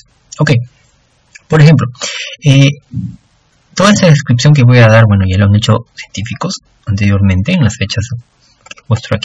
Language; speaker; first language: Spanish; native; Spanish